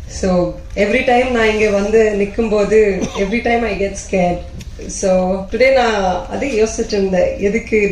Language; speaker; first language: Tamil; non-native, fluent; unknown